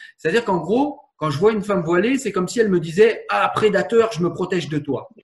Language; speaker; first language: French; native; French